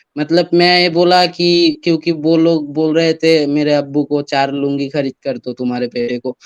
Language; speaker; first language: Hindi; non-native, fluent; Bangla